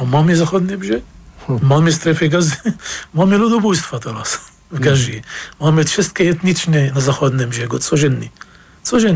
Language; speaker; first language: Polish; non-native, fluent; Arabic